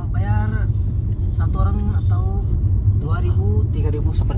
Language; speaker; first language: Indonesian; non-native, learner; Hindi